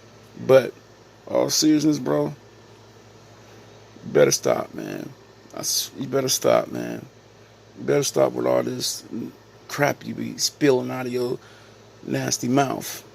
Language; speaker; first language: English; native; English